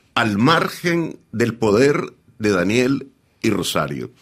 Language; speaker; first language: Spanish; native; Spanish